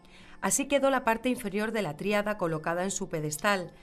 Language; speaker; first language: Spanish; native; Spanish